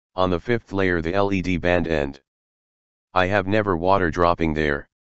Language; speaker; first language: English; non-native, fluent; German